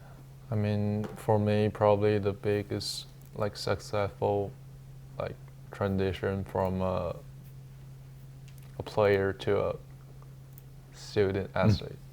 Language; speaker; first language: English; non-native, learner; Chinese